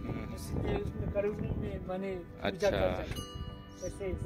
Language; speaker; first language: Hindi; native; Hindi